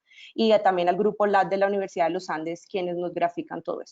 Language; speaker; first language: Spanish; native; Spanish